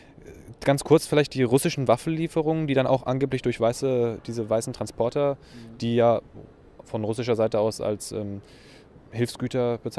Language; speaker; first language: German; native; German